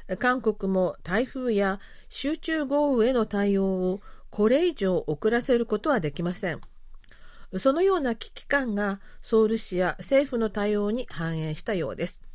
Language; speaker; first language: Japanese; native; Japanese